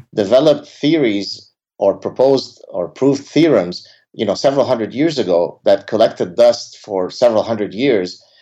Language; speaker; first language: English; early bilingual, other home language; Arabic